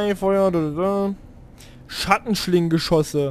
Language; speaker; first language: German; native; German